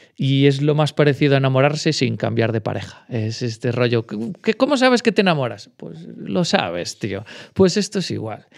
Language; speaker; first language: Spanish; native; Spanish